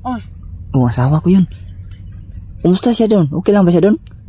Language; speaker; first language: Filipino; non-native, local second language; Cebuano